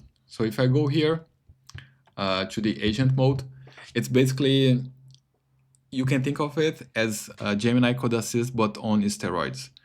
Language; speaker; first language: English; non-native, fluent; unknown